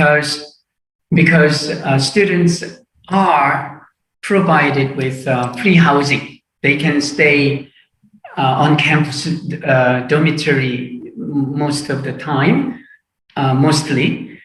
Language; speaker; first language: English; non-native, fluent; Korean